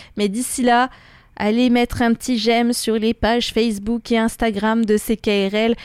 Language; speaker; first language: French; native; French